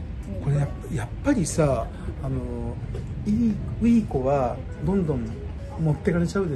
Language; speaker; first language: Japanese; native; Japanese